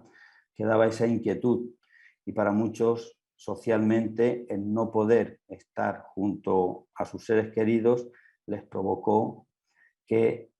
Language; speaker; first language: Spanish; native; Spanish